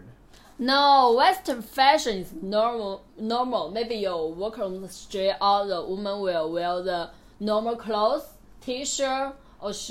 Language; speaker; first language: English; non-native, learner; Chinese